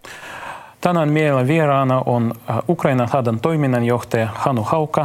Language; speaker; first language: Finnish; non-native, fluent; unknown